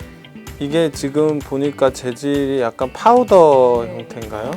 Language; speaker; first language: Korean; native; Korean